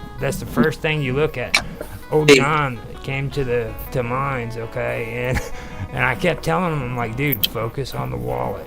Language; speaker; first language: English; native; English